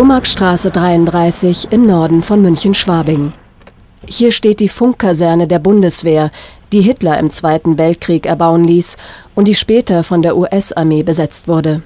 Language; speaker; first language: German; native; German